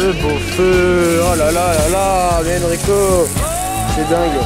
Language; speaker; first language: French; native; French